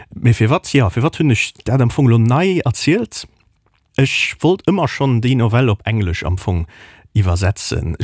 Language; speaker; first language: German; non-native, local second language; Luxembourgish